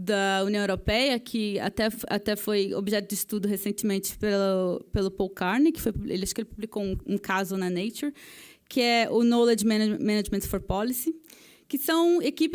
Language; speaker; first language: Portuguese; native; Portuguese